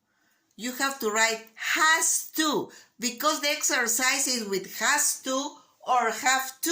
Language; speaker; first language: English; non-native, learner; Spanish